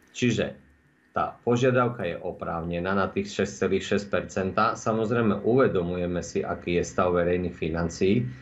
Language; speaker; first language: Slovak; native; Slovak